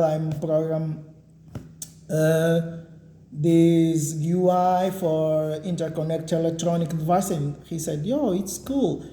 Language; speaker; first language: English; non-native, learner; Portuguese